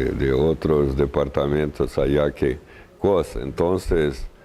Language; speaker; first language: Spanish; non-native, fluent; Portuguese